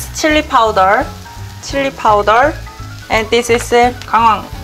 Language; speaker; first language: English; non-native, learner; Korean